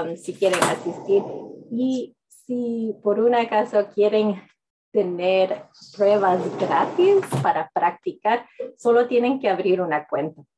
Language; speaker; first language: Spanish; early bilingual, heritage; English